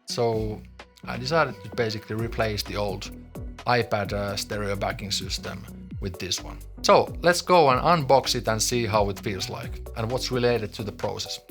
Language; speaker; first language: English; non-native, fluent; Finnish